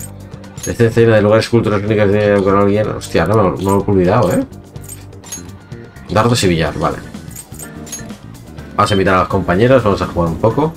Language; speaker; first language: Spanish; native; Spanish